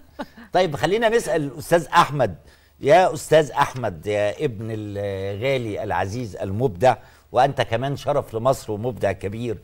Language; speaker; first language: Arabic; native; Arabic